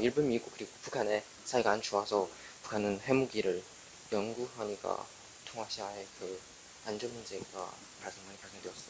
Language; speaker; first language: Korean; non-native, learner; Chinese